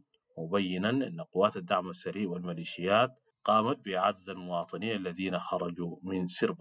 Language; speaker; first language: Arabic; native; Arabic